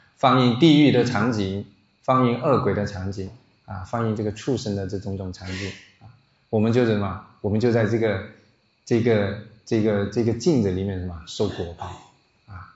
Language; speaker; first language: Chinese; non-native, local second language; Min Nan Chinese